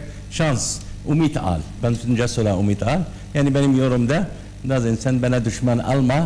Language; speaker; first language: Turkish; non-native, learner; Arabic